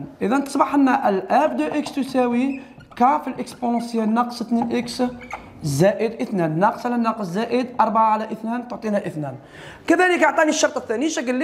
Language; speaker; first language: Arabic; native; Arabic